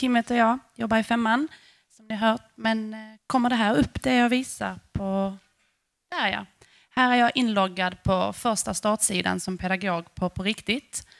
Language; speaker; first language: Swedish; native; Swedish